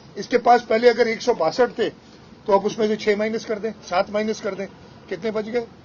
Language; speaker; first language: Urdu; non-native, local second language; Sindhi